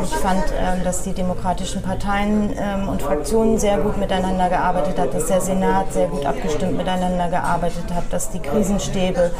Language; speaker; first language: German; native; German